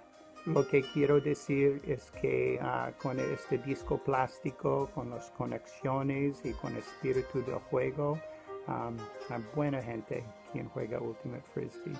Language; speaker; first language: Spanish; non-native, learner; English